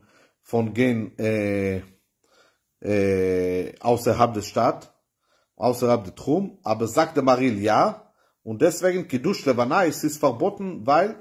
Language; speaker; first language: German; non-native, fluent; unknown